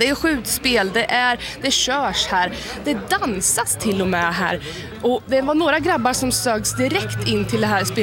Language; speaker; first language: Swedish; native; Swedish